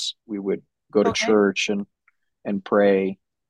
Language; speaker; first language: English; non-native, fluent; Portuguese